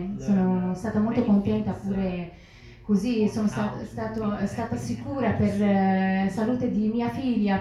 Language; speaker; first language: Italian; non-native, learner; Arabic